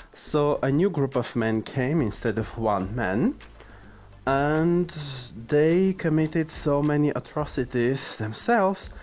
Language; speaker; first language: English; non-native, fluent; Armenian